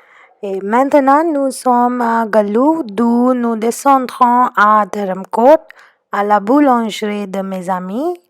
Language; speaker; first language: French; non-native, fluent; Hindi